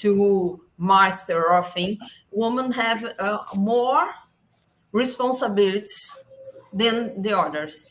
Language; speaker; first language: English; non-native, learner; Portuguese